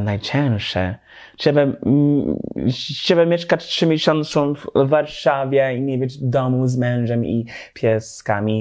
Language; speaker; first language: Polish; non-native, learner; English